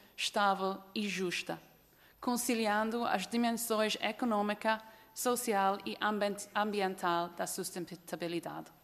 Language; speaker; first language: Portuguese; non-native, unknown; English